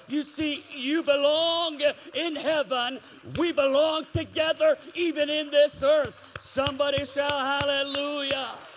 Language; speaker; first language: English; native; English